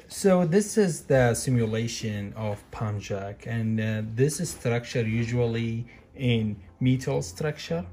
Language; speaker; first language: English; non-native, learner; Arabic